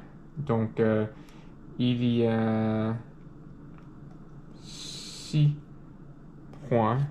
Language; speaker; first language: French; non-native, learner; English